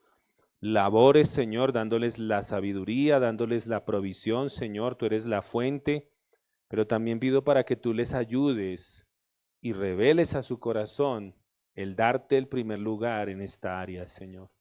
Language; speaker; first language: Spanish; native; Spanish